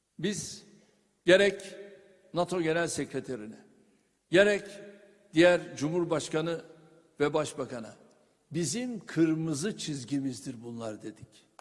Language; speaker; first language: Turkish; native; Turkish